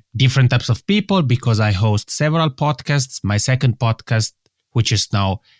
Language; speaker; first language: English; non-native, fluent; Italian